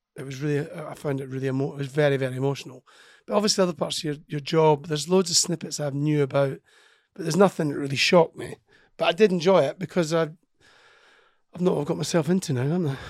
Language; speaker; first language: English; native; English